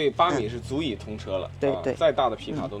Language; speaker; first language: Chinese; native; Chinese